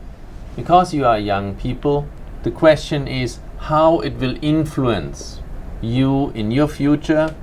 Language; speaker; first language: English; non-native, fluent; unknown